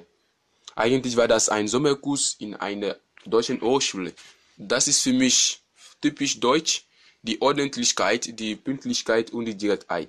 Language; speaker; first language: German; non-native, fluent; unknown